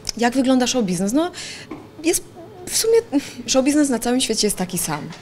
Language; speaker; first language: Polish; early bilingual, heritage; Polish